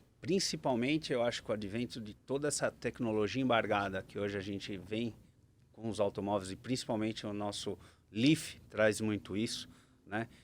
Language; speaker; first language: Portuguese; native; Portuguese